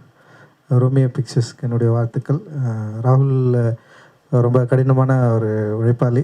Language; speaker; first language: Tamil; native; Tamil